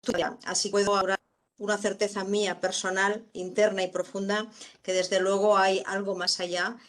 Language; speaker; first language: Spanish; native; Spanish